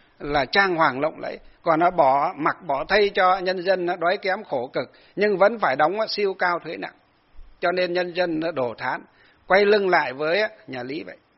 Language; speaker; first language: Vietnamese; native; Vietnamese